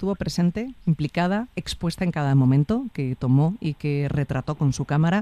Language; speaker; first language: Spanish; native; Spanish